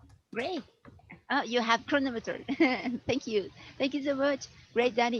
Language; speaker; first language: English; non-native, fluent; Spanish